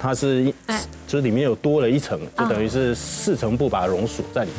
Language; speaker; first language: Chinese; native; Chinese